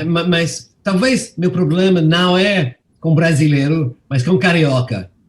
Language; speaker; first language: Portuguese; non-native, fluent; English